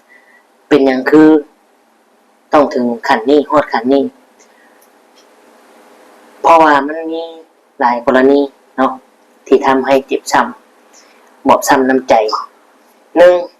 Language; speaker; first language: Thai; non-native, local second language; Northeastern Thai